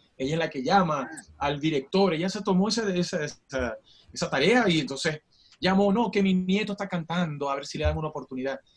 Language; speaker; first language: Spanish; native; Spanish